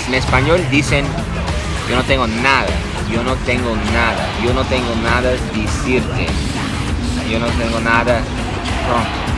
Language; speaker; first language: Spanish; non-native, fluent; English